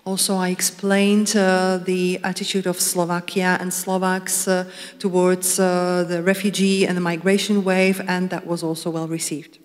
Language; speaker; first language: English; non-native, fluent; Slovak